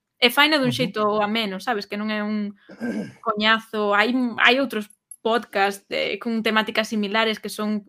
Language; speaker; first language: Galician; native; Galician